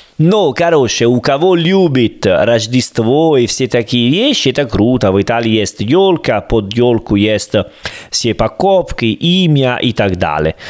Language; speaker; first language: Russian; non-native, learner; Italian